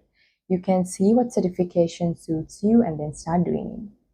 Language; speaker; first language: English; non-native, local second language; Sinhala